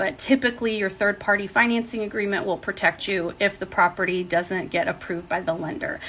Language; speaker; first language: English; native; English